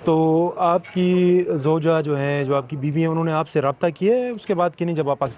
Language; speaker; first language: Urdu; native; Urdu